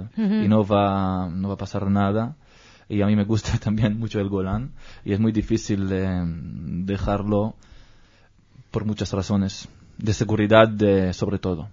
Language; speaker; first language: Spanish; non-native, learner; Hebrew